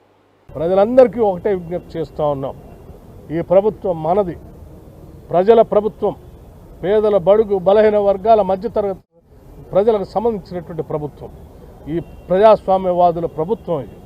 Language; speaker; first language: Telugu; native; Telugu